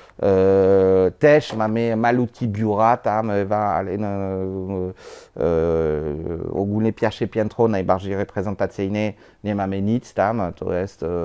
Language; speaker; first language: Polish; non-native, learner; French